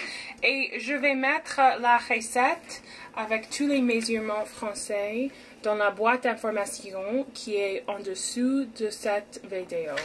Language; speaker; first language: French; non-native, fluent; English